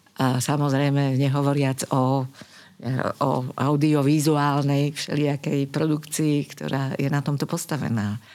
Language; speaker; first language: Slovak; native; Slovak